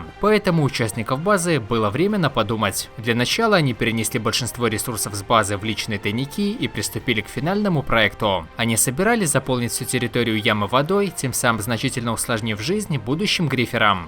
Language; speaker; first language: Russian; native; Russian